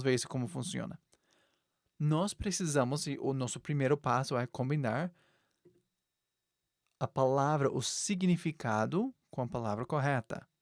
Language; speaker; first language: Portuguese; non-native, fluent; English